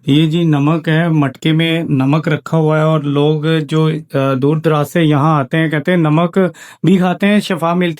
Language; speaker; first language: Urdu; non-native, local second language; Punjabi